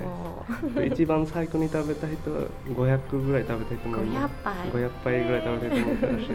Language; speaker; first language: Japanese; non-native, fluent; Bangla